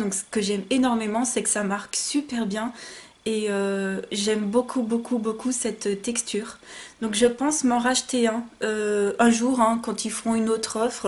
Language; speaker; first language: French; native; French